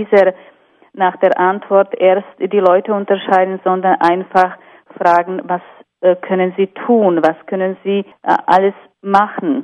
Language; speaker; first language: German; non-native, fluent; Slovak